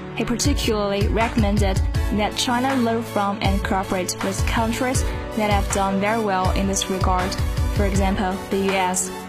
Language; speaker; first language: English; non-native, fluent; Chinese